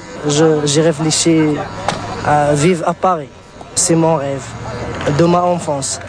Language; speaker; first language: French; non-native, learner; Arabic